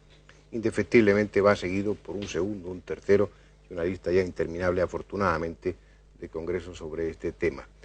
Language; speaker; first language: Spanish; native; Spanish